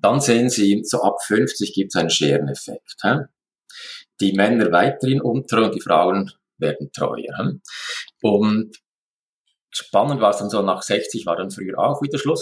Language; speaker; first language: German; native; German